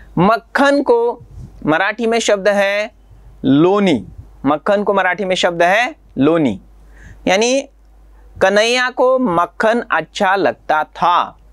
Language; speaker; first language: Hindi; non-native, local second language; Marathi